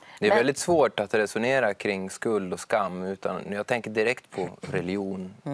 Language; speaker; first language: Swedish; native; Swedish